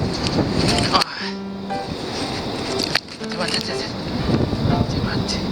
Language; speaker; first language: Japanese; native; Japanese